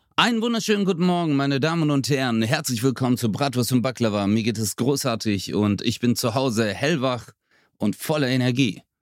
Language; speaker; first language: German; early bilingual, other home language; Turkish